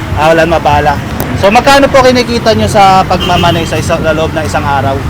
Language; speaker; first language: Filipino; native; Filipino